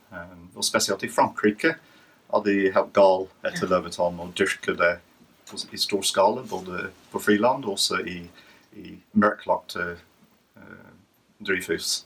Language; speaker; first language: Norwegian; non-native, fluent; English